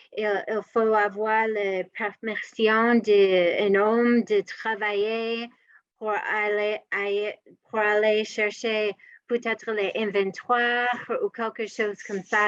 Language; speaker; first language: French; non-native, learner; English